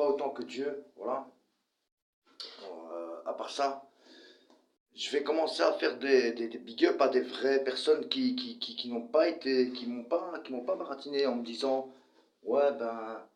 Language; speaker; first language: French; early bilingual, other home language; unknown